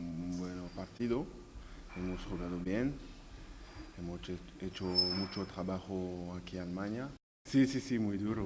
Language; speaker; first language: Spanish; non-native, learner; French